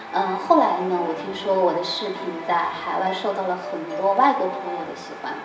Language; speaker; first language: Chinese; native; Chinese